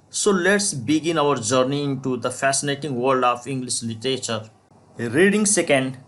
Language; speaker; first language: English; non-native, local second language; Nepali